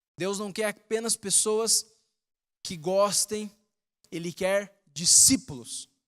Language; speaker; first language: Portuguese; native; Portuguese